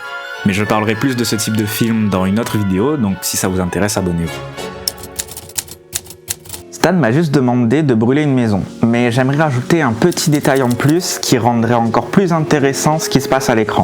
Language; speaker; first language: French; native; French